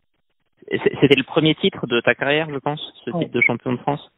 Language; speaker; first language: French; native; French